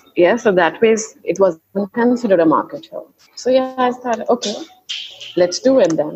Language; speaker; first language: English; non-native, local second language; Hindi